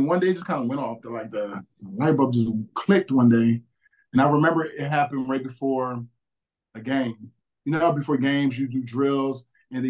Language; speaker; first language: English; native; English